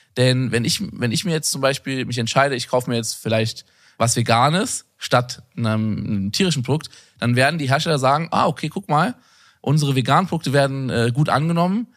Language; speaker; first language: German; native; German